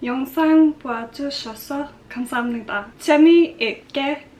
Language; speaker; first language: Korean; non-native, learner; English